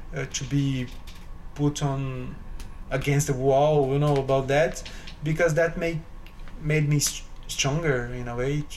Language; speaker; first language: English; non-native, fluent; Portuguese